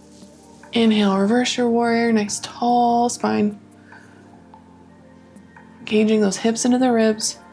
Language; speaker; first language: English; native; English